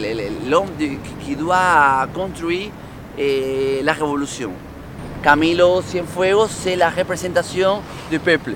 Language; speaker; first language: French; non-native, fluent; Spanish